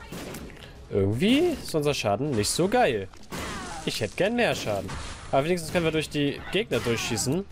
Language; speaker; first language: German; native; German